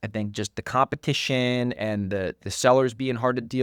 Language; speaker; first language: English; native; English